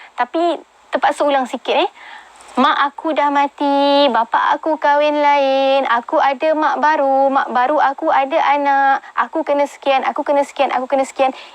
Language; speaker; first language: Malay; native; Malay